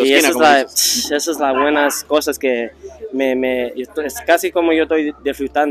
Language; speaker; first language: Spanish; early bilingual, heritage; Spanish